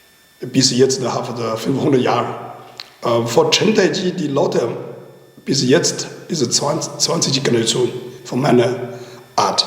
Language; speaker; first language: German; non-native, learner; Chinese